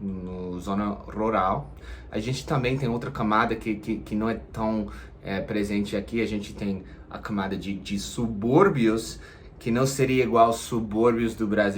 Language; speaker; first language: Portuguese; non-native, fluent; English